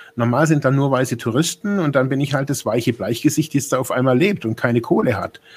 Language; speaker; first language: German; native; German